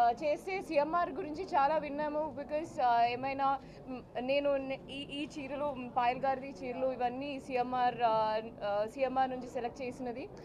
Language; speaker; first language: Telugu; non-native, fluent; Malayalam